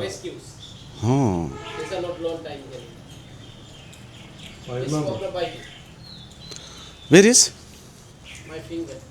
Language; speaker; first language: English; non-native, learner; Sinhala